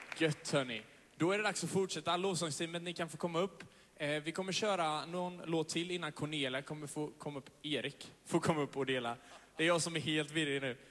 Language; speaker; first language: Swedish; native; Swedish